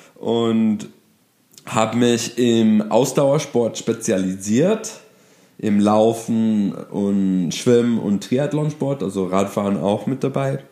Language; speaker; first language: German; non-native, fluent; English